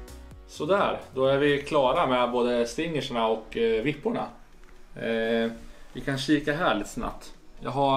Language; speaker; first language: Swedish; native; Swedish